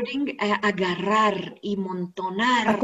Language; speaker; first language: Spanish; non-native, learner; English